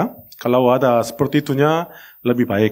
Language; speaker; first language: Indonesian; non-native, learner; Korean